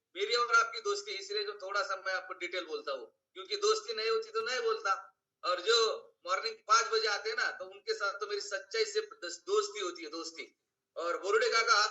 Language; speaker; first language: Hindi; non-native, local second language; Marathi